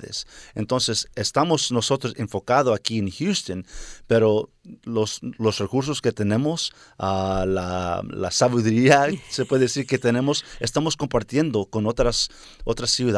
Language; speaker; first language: Spanish; early bilingual, heritage; Spanish